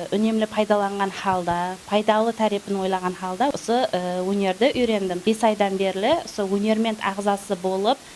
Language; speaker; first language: Uzbek; non-native, local second language; Kara-Kalpak